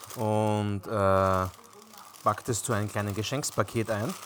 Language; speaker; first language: German; native; German